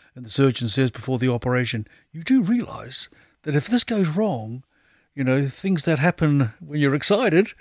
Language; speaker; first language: English; native; English